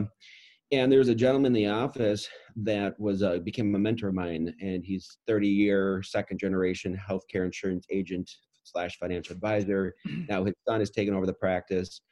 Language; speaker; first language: English; native; English